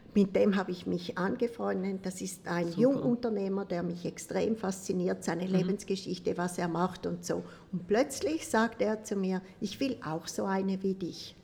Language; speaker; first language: German; native; German